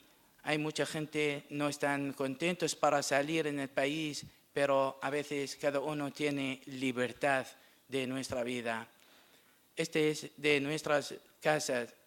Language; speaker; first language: Spanish; non-native, learner; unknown